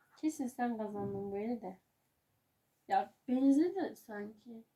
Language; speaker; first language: Turkish; native; Turkish